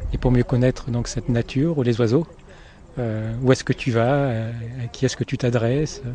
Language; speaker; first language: French; native; French